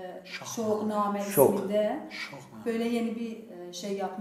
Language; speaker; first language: Turkish; non-native, fluent; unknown